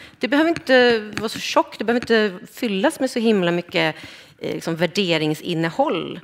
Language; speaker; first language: Swedish; native; Swedish